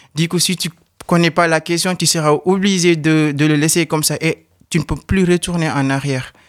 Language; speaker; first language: French; non-native, local second language; Wolof